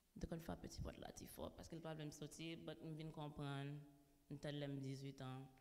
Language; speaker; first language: French; non-native, local second language; Haitian Creole